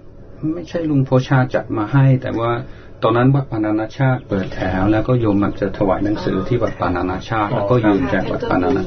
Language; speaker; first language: Thai; non-native, fluent; English